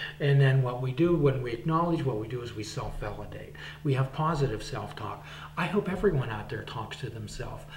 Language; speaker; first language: English; native; English